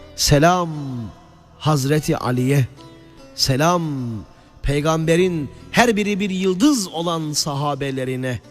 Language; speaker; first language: Turkish; native; Turkish